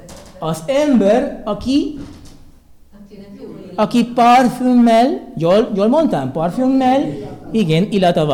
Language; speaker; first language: Hungarian; non-native, learner; Spanish